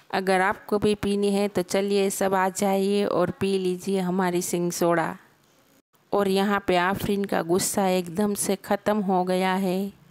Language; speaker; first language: Hindi; non-native, local second language; Gujarati